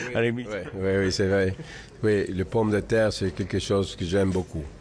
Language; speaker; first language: French; non-native, fluent; Spanish